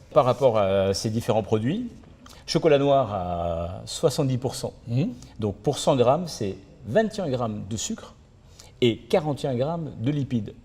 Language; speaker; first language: French; native; French